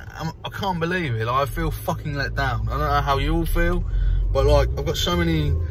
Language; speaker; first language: English; native; English